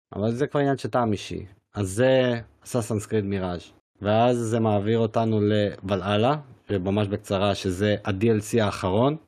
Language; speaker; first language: Hebrew; native; Hebrew